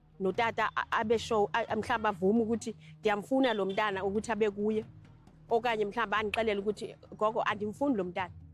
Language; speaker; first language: Zulu; non-native, local second language; Xhosa